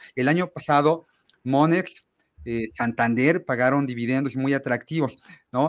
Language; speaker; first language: Spanish; native; Spanish